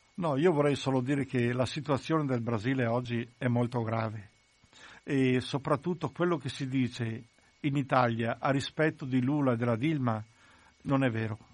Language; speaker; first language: Italian; native; Italian